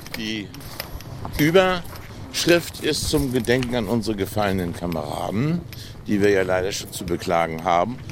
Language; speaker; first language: German; native; German